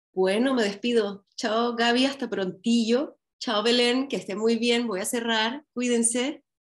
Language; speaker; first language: Spanish; native; Spanish